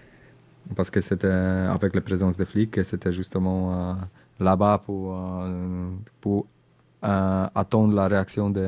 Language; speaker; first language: French; non-native, learner; Indonesian